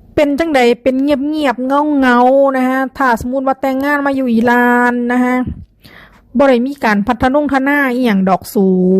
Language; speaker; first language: Thai; native; Thai